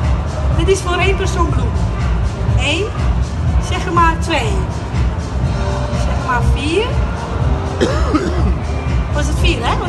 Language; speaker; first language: Dutch; non-native, learner; Italian